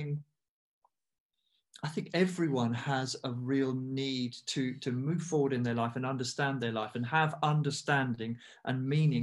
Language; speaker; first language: English; native; English